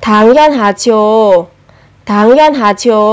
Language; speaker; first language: Korean; non-native, fluent; Vietnamese